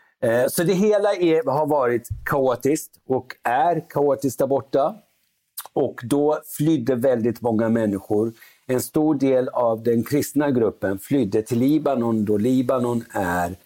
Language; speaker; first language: Swedish; early bilingual, other home language; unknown